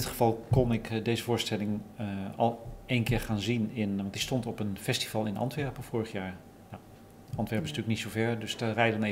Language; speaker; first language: Dutch; native; Dutch